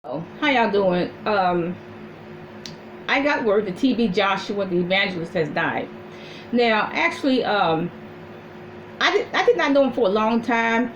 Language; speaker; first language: English; native; English